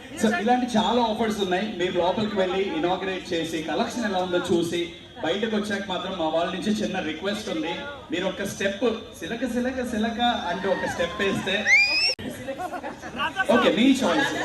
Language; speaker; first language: Telugu; native; Telugu